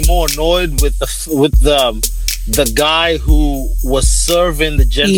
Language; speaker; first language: English; non-native, local second language; Shona